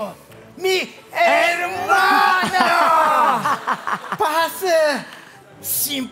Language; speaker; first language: Spanish; non-native, learner; Japanese